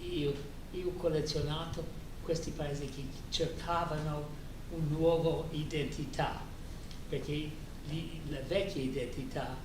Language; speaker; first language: Italian; non-native, fluent; English